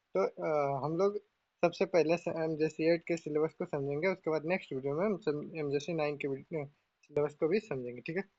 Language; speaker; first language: Hindi; native; Hindi